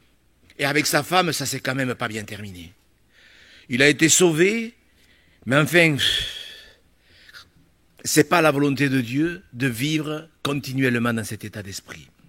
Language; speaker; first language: French; native; French